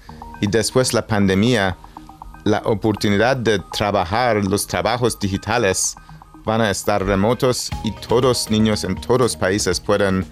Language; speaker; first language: Spanish; non-native, learner; English